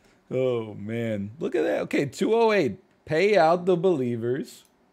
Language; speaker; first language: English; native; English